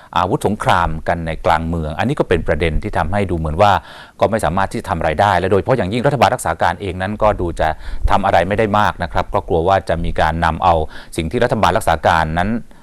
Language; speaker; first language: Thai; native; Thai